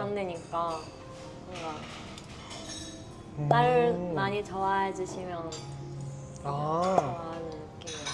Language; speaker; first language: Korean; non-native, fluent; Japanese